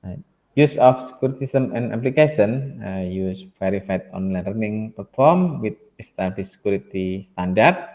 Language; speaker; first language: English; non-native, learner; Indonesian